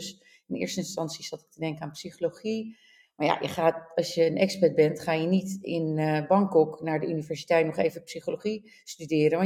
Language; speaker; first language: Dutch; native; Dutch